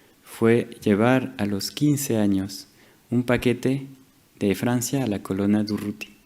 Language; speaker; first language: Spanish; non-native, fluent; French